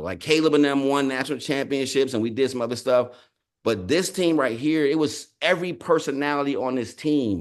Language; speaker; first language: English; native; English